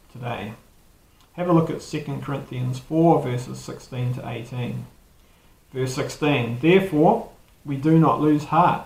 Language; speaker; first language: English; native; English